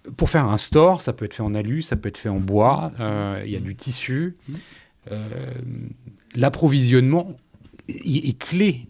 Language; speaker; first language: French; native; French